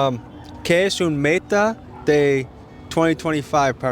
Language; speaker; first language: Spanish; non-native, learner; English